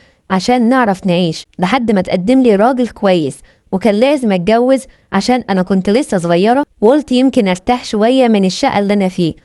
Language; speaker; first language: Arabic; native; Arabic